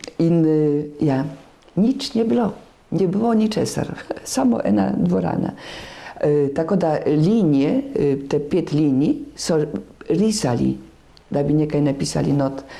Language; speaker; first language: Slovenian; non-native, fluent; Polish